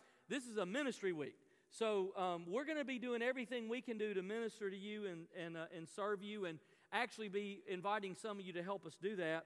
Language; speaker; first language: English; native; English